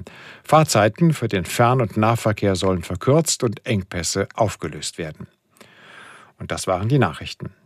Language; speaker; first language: German; native; German